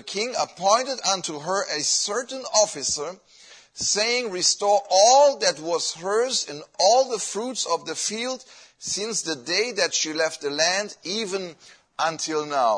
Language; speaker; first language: English; non-native, fluent; German